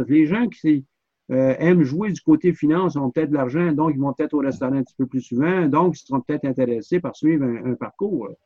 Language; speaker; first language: French; native; French